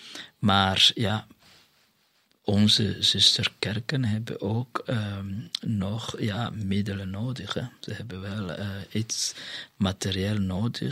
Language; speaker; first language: Dutch; non-native, fluent; Kinyarwanda